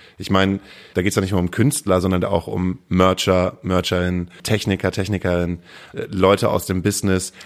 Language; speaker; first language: German; native; German